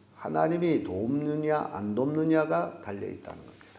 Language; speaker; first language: Korean; native; Korean